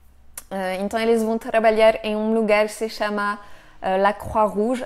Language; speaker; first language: Portuguese; non-native, fluent; French